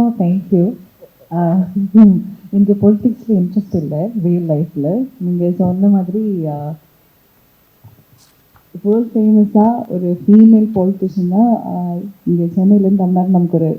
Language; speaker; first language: Tamil; early bilingual, heritage; Tamil